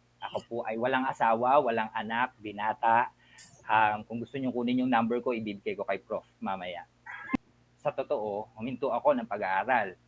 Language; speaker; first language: Filipino; native; Filipino